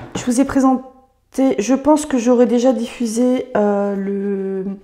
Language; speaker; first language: French; native; French